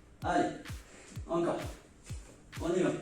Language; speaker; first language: French; native; French